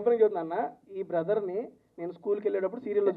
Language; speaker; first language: Telugu; native; Telugu